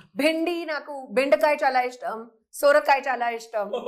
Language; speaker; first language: Telugu; non-native, local second language; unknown